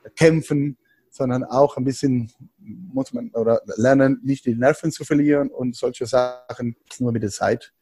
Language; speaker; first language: German; non-native, learner; Spanish